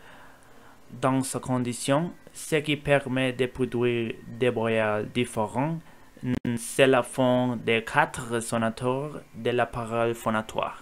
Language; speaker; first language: French; non-native, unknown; Spanish